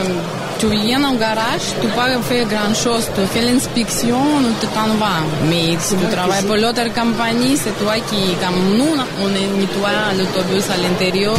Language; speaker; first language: French; non-native, learner; Russian